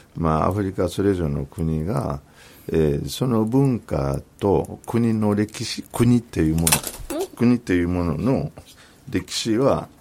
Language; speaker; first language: Japanese; non-native, fluent; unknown